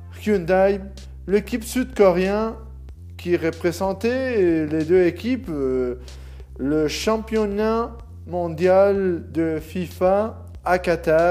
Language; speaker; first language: French; non-native, learner; Spanish